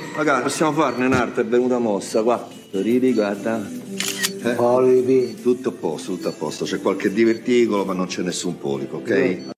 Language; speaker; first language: English; non-native, learner; Italian